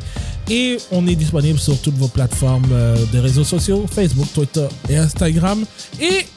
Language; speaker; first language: French; native; French